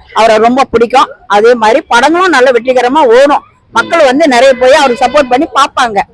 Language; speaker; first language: Tamil; native; Tamil